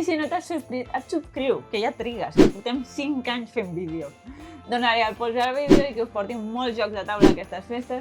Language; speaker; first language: Catalan; native; Catalan